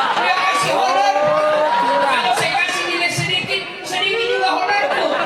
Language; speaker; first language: Indonesian; non-native, local second language; Buginese